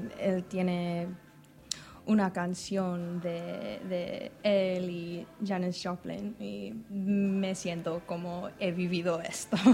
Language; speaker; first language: Spanish; non-native, learner; English